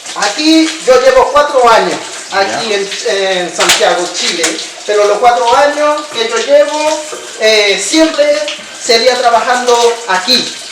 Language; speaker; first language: Spanish; non-native, learner; Haitian Creole